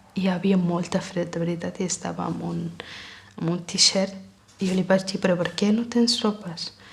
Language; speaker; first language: Catalan; non-native, fluent; Arabic